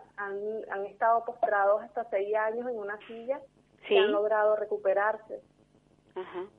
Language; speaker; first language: Spanish; native; Spanish